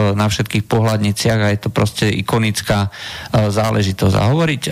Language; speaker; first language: Slovak; native; Slovak